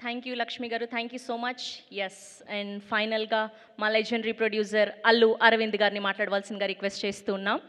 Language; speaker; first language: Telugu; native; Telugu